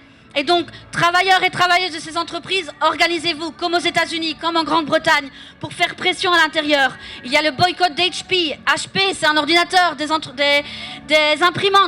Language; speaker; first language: French; native; French